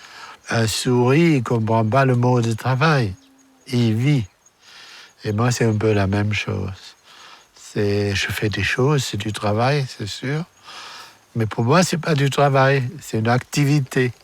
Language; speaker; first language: French; non-native, fluent; German